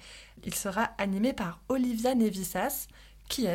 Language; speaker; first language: French; native; French